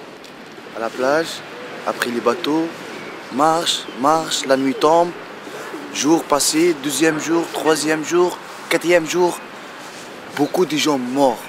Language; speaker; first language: French; non-native, learner; Arabic